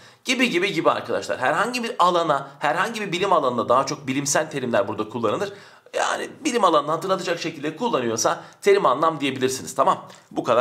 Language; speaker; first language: Turkish; native; Turkish